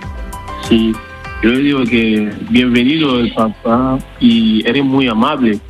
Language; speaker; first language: Spanish; non-native, learner; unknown